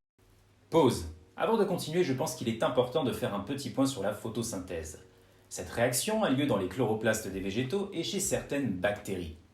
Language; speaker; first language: French; native; French